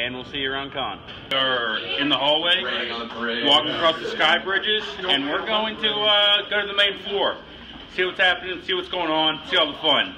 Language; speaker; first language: English; native; English